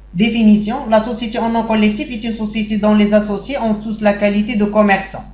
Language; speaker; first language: French; non-native, local second language; Arabic